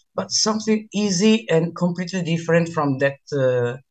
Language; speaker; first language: English; non-native, learner; Italian